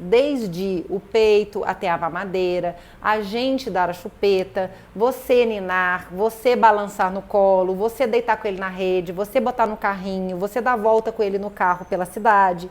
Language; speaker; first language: Portuguese; native; Portuguese